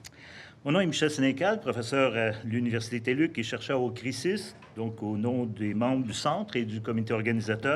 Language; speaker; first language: French; native; French